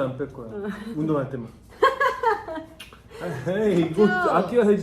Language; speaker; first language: Korean; non-native, fluent; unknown